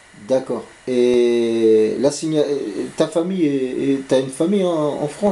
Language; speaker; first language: French; native; French